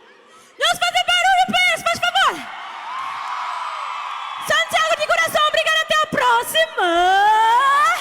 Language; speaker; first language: Portuguese; non-native, local second language; Kabuverdianu